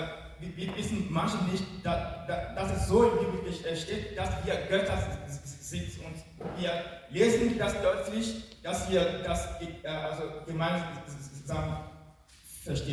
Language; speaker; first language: German; non-native, fluent; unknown